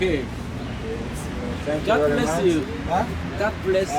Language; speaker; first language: English; non-native, learner; Korean